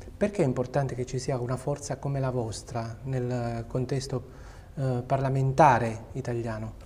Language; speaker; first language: Italian; native; Italian